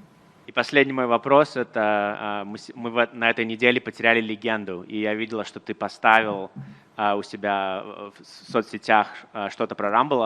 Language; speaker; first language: Russian; native; Russian